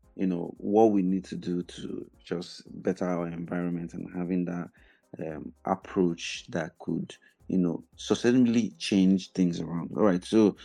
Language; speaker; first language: English; non-native, local second language; Igbo